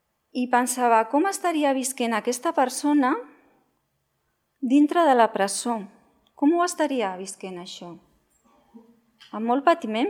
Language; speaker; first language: Catalan; non-native, local second language; Spanish